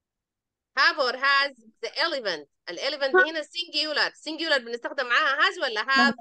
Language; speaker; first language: Arabic; native; Arabic